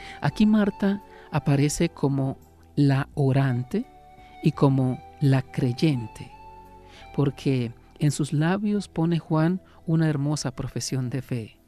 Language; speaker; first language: Spanish; native; Spanish